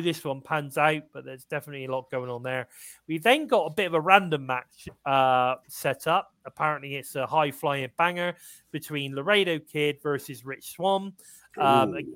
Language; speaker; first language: English; native; English